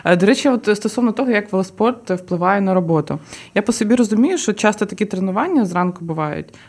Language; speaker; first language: Ukrainian; non-native, local second language; Russian